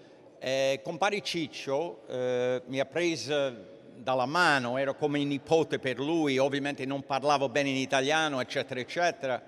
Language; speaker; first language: Italian; early bilingual, heritage; English